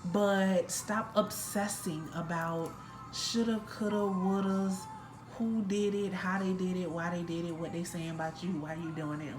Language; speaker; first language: English; native; English